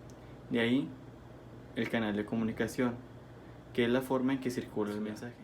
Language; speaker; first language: Spanish; native; Spanish